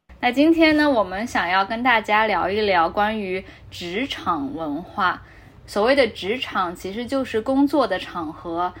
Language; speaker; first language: Chinese; native; Chinese